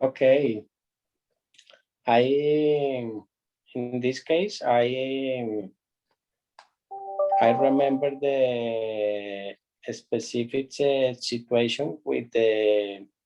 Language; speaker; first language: English; non-native, learner; Spanish